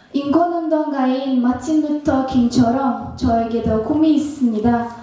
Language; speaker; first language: Korean; non-native, fluent; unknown